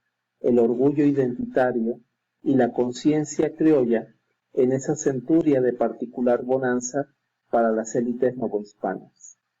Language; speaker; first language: Spanish; native; Spanish